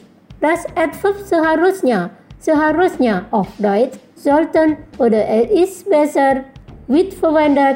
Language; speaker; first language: German; non-native, fluent; Indonesian